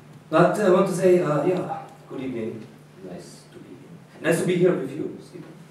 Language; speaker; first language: English; non-native, fluent; German